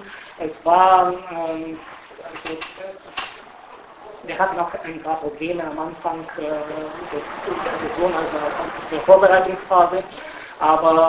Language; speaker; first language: German; non-native, fluent; Bulgarian